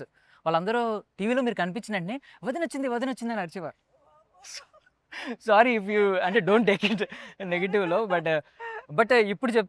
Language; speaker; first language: Telugu; native; Telugu